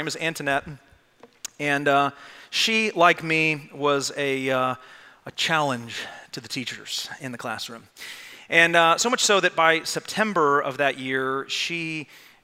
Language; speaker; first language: English; native; English